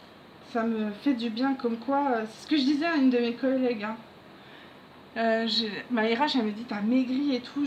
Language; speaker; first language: French; native; French